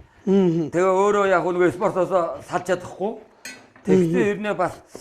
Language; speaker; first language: Mongolian; native; Mongolian